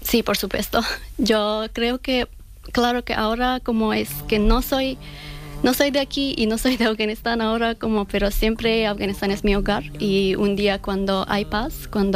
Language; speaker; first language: Spanish; non-native, fluent; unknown